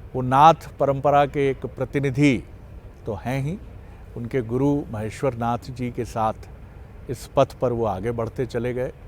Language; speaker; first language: Hindi; native; Hindi